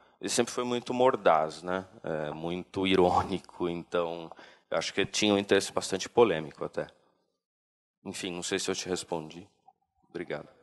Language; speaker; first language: Portuguese; native; Portuguese